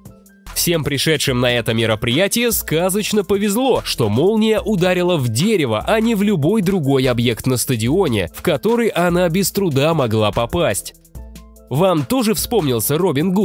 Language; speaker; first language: Russian; native; Russian